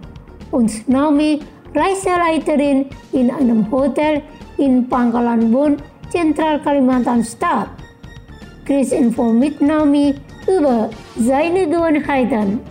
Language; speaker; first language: German; non-native, fluent; Indonesian